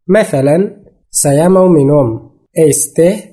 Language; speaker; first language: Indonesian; non-native, fluent; Arabic